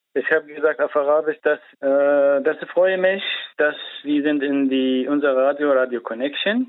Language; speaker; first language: German; non-native, learner; Arabic